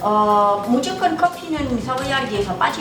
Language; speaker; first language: Korean; non-native, fluent; Italian